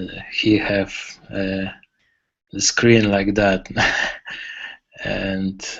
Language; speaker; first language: English; non-native, learner; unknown